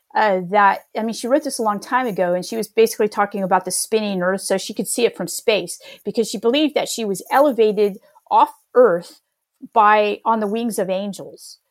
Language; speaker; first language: English; native; English